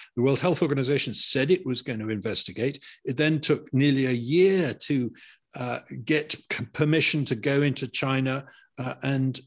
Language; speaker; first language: English; native; English